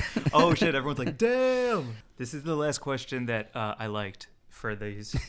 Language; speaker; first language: English; native; English